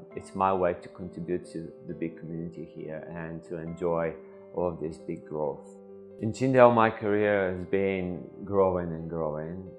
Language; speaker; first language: English; non-native, fluent; Bulgarian